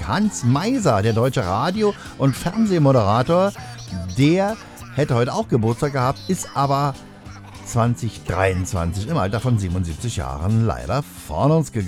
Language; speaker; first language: German; native; German